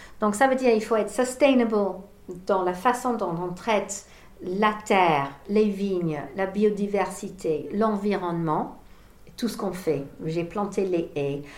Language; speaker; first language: French; non-native, fluent; English